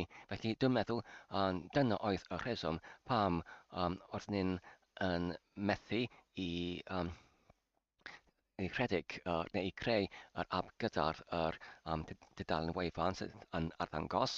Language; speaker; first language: Welsh; non-native, learner; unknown